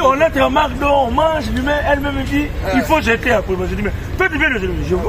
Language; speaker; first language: French; non-native, local second language; Lingala